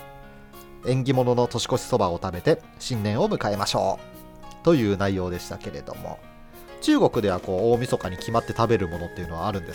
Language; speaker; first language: Japanese; native; Japanese